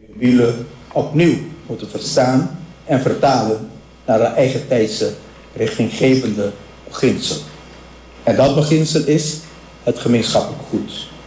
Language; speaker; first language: Dutch; non-native, local second language; Papiamento